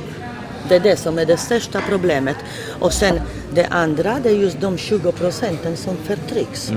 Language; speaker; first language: Swedish; non-native, fluent; Polish